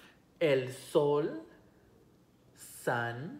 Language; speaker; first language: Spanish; non-native, fluent; English